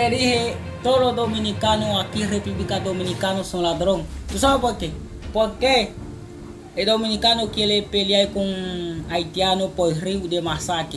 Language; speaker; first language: Spanish; non-native, learner; Haitian Creole